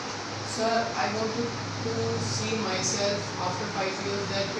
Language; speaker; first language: English; non-native, learner; Hindi